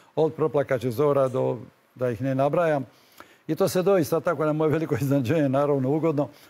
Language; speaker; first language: Croatian; native; Croatian